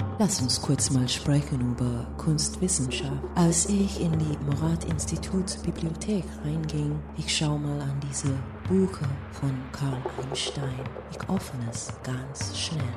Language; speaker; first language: German; non-native, fluent; Fang